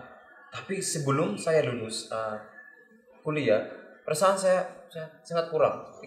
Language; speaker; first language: Indonesian; non-native, learner; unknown